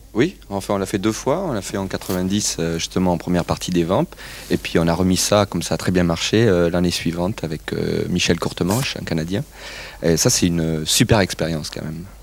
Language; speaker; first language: French; native; French